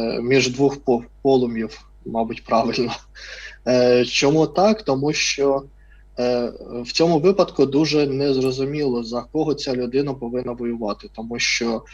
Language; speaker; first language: Ukrainian; non-native, fluent; Russian